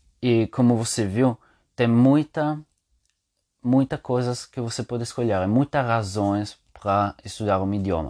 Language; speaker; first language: Portuguese; non-native, learner; Spanish